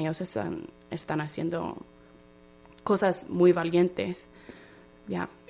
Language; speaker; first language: Spanish; non-native, fluent; English